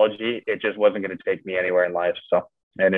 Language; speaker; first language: English; native; English